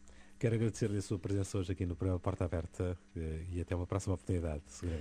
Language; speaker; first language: Portuguese; native; Portuguese